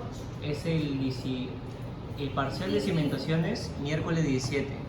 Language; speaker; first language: Spanish; native; Spanish